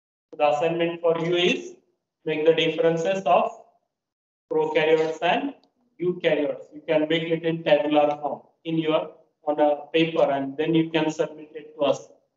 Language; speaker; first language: English; non-native, local second language; Marathi